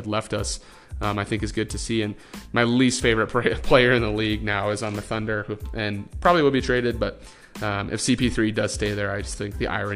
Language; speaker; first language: English; native; English